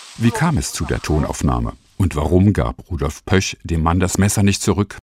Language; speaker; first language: German; native; German